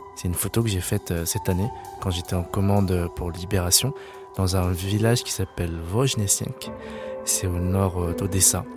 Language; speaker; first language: French; native; French